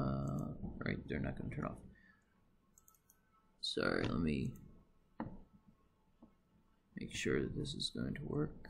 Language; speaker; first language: English; native; English